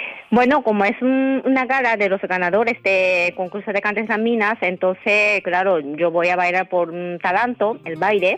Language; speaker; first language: Spanish; non-native, fluent; Japanese